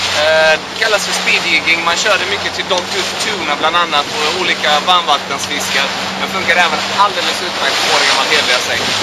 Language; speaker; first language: Swedish; early bilingual, other home language; Russian